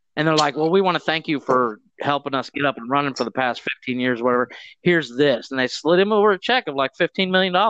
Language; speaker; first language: English; native; English